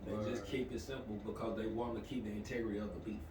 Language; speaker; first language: English; native; English